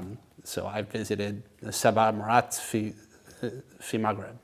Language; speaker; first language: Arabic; non-native, learner; English